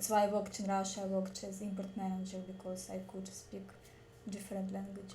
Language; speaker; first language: English; non-native, learner; Russian